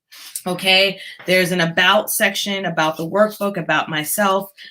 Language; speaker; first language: English; native; English